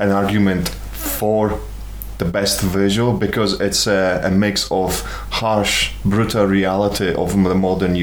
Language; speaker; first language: English; non-native, fluent; Polish